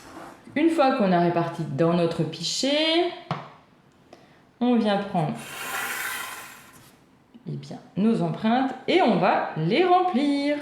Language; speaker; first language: French; native; French